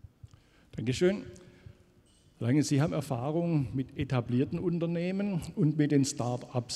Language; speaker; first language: German; native; German